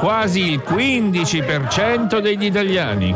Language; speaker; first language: Italian; native; Italian